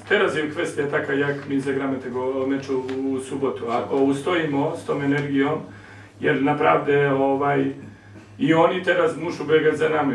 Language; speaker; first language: Polish; non-native, learner; Serbian